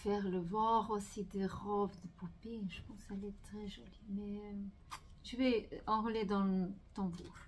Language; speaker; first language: French; non-native, fluent; Portuguese